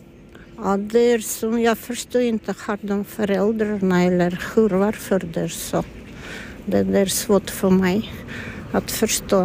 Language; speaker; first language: Swedish; non-native, fluent; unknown